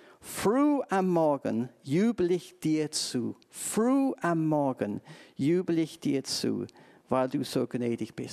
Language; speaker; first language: German; non-native, fluent; English